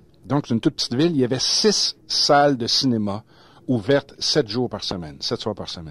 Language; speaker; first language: French; native; French